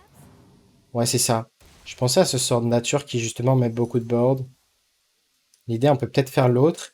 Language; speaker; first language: French; native; French